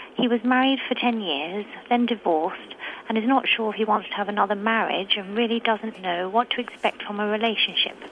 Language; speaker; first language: English; native; English